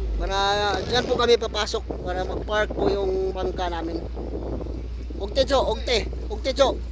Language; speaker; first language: Filipino; non-native, local second language; Cebuano